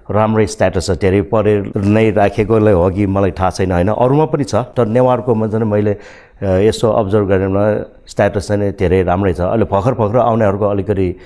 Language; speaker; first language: Nepali; non-native, local second language; Newari